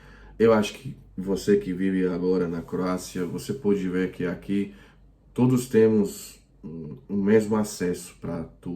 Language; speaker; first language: Portuguese; non-native, fluent; Croatian